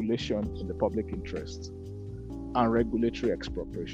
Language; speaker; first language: English; non-native, local second language; Yoruba